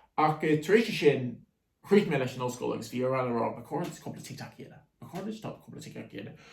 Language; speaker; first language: Irish; native; Irish